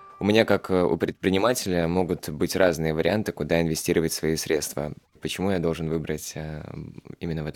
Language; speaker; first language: Russian; native; Russian